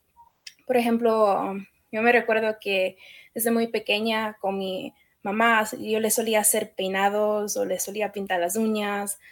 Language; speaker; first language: Spanish; early bilingual, heritage; Spanish